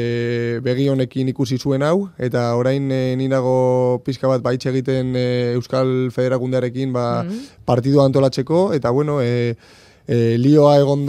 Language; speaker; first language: Basque; non-native, local second language; Spanish